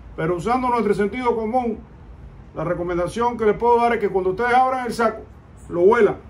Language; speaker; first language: Spanish; native; Spanish